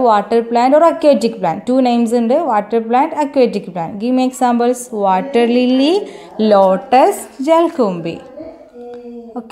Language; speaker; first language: English; non-native, local second language; Malayalam